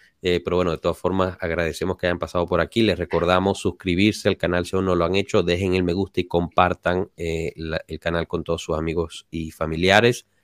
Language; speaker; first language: Spanish; native; Spanish